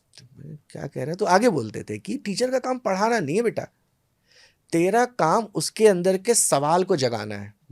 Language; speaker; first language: Hindi; native; Hindi